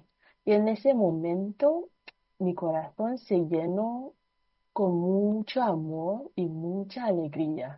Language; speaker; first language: Spanish; non-native, fluent; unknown